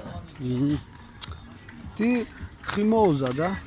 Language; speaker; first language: Russian; non-native, local second language; Tajik